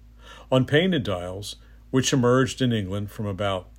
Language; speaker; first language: English; native; English